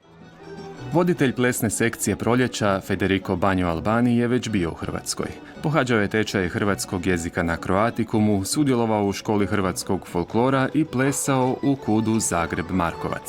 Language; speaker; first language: Croatian; native; Croatian